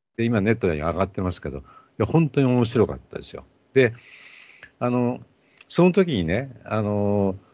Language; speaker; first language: Japanese; native; Japanese